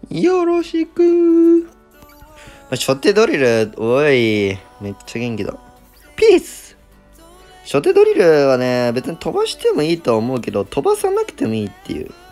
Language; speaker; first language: Japanese; native; Japanese